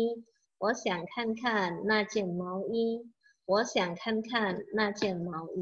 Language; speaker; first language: Chinese; non-native, fluent; Indonesian